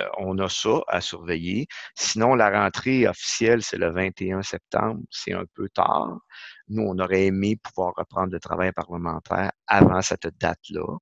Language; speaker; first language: French; native; French